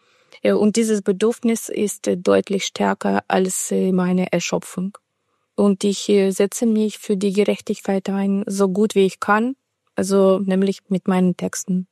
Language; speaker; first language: German; non-native, fluent; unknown